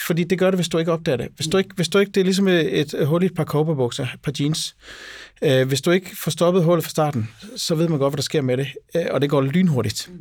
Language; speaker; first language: Danish; native; Danish